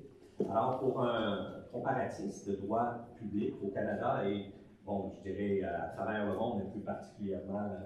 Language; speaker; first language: French; native; French